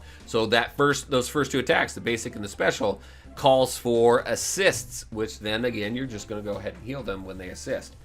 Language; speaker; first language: English; native; English